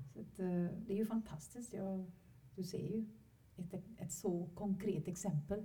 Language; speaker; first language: Swedish; non-native, fluent; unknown